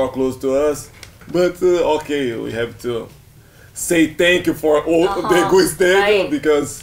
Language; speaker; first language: English; non-native, learner; Portuguese